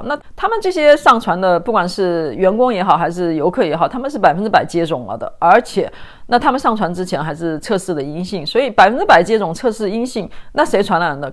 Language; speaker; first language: Chinese; native; Chinese